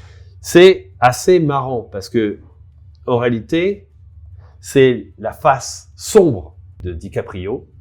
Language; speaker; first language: French; native; French